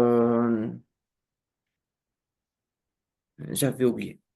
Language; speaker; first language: French; non-native, learner; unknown